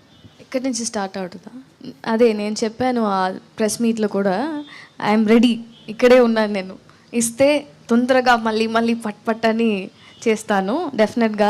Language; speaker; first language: Telugu; non-native, learner; Tamil